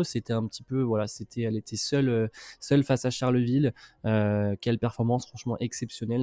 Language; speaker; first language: French; native; French